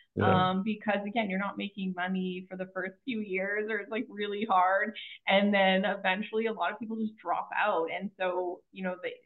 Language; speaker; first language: English; native; English